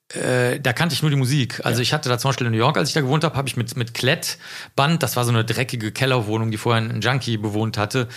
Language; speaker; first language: German; native; German